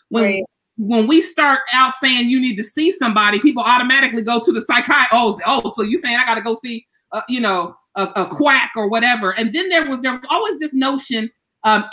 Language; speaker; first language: English; native; English